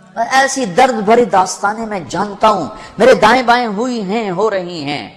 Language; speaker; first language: Urdu; non-native, local second language; Punjabi